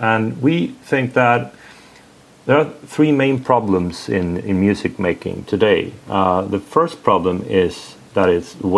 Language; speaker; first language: English; non-native, fluent; Swedish